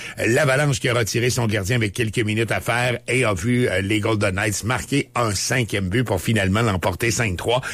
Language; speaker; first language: French; native; French